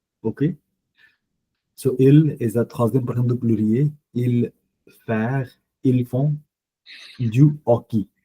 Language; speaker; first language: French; non-native, fluent; Punjabi